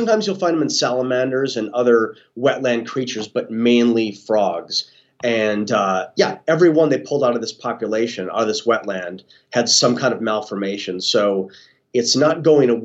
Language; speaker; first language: English; native; English